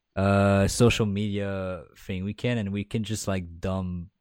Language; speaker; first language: English; non-native, fluent; French